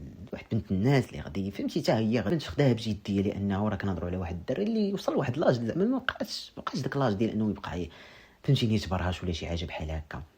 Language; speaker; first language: Arabic; native; Arabic